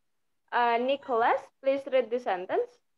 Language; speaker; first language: English; non-native, fluent; Indonesian